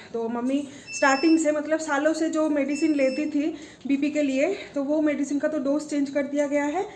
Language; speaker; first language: Hindi; non-native, local second language; Bangla